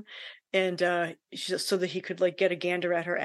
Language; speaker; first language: English; native; English